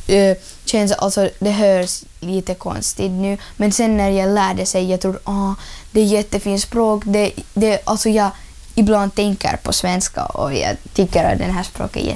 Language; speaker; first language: Swedish; non-native, learner; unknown